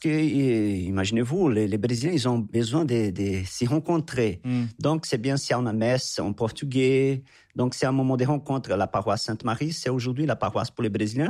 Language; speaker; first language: French; non-native, fluent; Portuguese